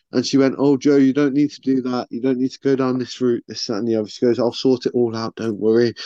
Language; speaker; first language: English; early bilingual, other home language; Spanish